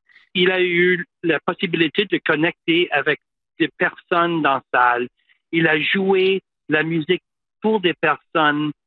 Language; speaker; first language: French; non-native, local second language; English